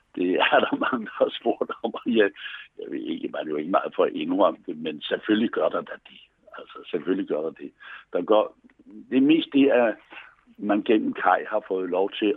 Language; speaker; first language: Danish; native; Danish